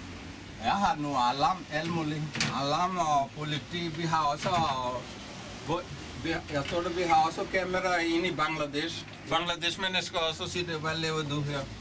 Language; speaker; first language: Danish; non-native, learner; Bangla